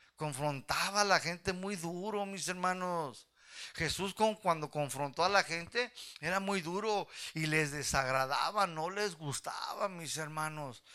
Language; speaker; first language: Spanish; early bilingual, heritage; Spanish